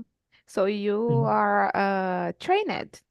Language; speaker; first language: English; non-native, learner; Portuguese